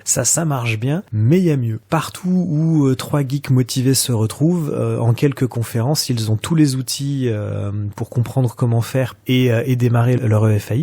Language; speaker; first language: French; native; French